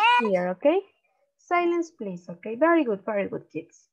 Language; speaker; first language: English; non-native, learner; Spanish